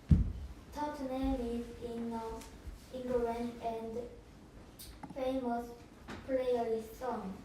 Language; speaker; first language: English; non-native, learner; Korean